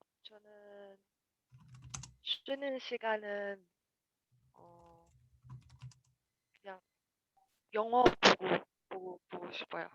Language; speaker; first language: Korean; non-native, learner; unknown